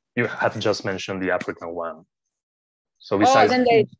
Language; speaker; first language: English; non-native, fluent; Spanish